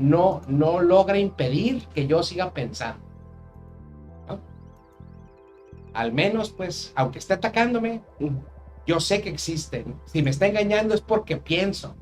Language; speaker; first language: Spanish; native; Spanish